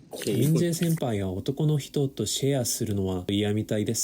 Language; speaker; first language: Japanese; non-native, learner; Korean